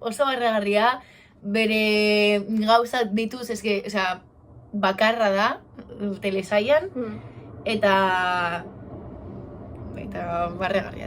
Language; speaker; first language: Basque; non-native, local second language; Spanish